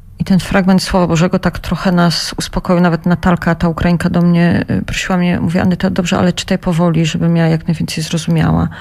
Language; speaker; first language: Polish; native; Polish